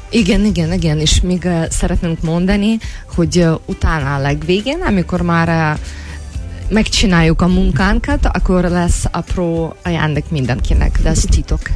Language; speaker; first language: Hungarian; non-native, fluent; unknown